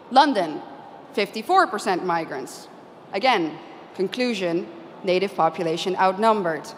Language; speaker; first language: English; non-native, fluent; Dutch